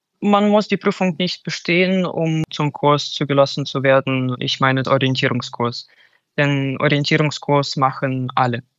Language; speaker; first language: German; non-native, fluent; Russian